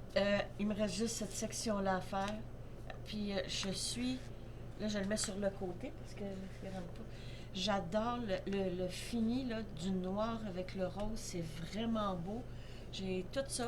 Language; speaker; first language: French; native; French